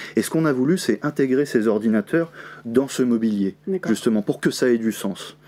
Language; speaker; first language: French; native; French